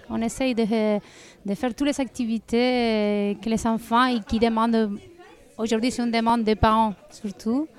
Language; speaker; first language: French; non-native, fluent; Spanish